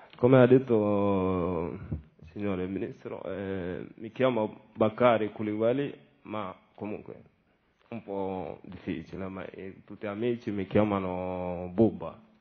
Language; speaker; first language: Italian; non-native, learner; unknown